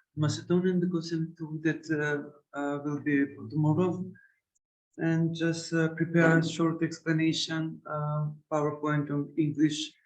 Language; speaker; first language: English; non-native, learner; Macedonian